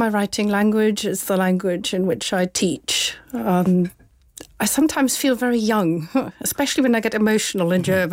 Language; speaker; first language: English; non-native, fluent; German